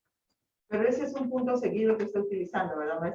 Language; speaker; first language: Spanish; native; Spanish